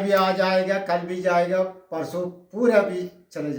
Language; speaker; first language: Hindi; non-native, local second language; Malayalam